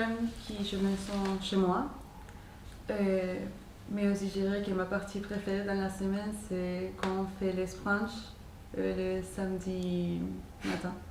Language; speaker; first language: French; non-native, fluent; Spanish